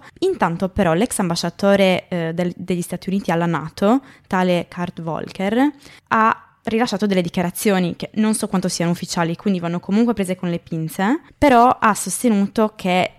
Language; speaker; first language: Italian; native; Italian